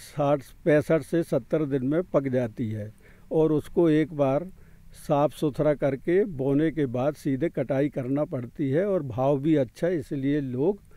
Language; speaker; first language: Hindi; native; Hindi